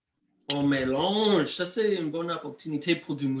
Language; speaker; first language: French; non-native, learner; English